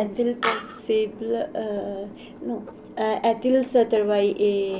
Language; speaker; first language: French; non-native, learner; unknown